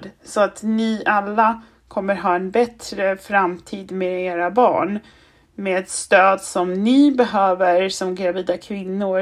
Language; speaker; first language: Swedish; non-native, fluent; German